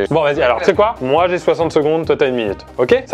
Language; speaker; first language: French; native; French